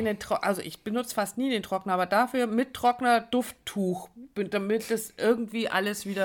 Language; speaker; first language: German; native; German